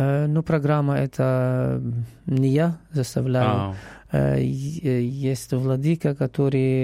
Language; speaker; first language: Russian; non-native, learner; Arabic